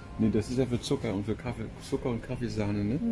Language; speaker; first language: German; native; German